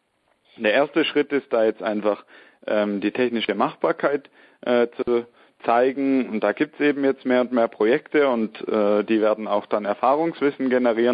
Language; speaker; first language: German; native; German